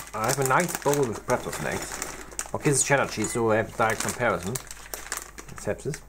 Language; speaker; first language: English; non-native, fluent; German